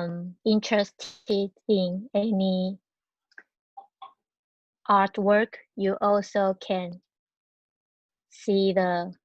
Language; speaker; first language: English; non-native, learner; Chinese